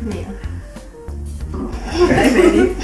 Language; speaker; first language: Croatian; early bilingual, heritage; English